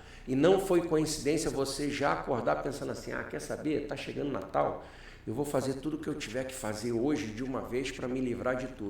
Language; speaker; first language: Portuguese; native; Portuguese